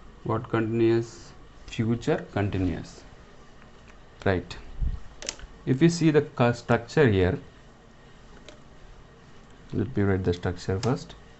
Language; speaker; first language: English; non-native, local second language; Telugu